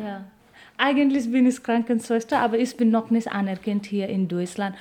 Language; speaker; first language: German; non-native, learner; Nepali